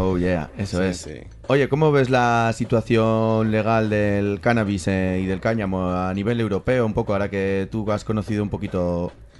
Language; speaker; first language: Spanish; native; Spanish